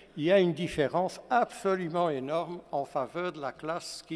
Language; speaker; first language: French; non-native, fluent; Portuguese